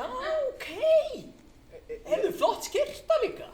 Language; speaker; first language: Icelandic; non-native, fluent; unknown